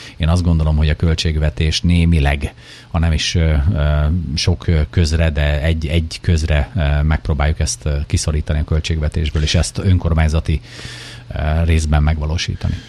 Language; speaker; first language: Hungarian; native; Hungarian